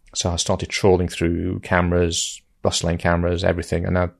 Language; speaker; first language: English; native; English